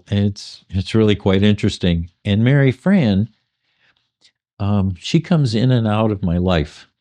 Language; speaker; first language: English; native; English